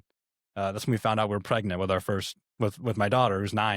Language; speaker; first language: English; native; English